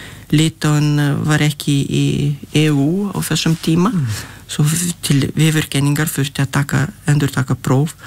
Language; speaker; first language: Icelandic; non-native, fluent; Lithuanian